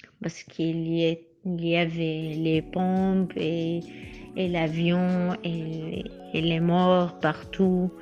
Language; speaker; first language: French; non-native, learner; Arabic